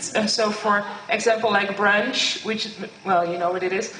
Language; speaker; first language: English; non-native, fluent; Dutch